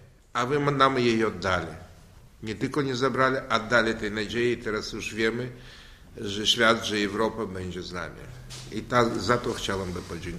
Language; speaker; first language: Polish; non-native, learner; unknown